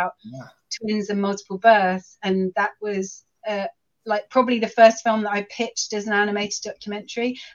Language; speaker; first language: English; native; English